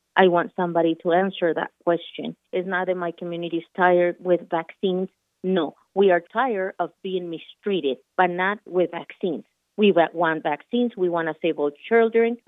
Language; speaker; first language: English; non-native, fluent; Spanish